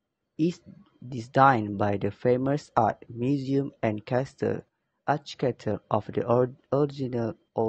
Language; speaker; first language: English; non-native, learner; Malay